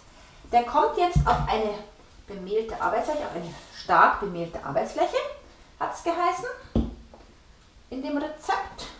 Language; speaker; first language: German; native; German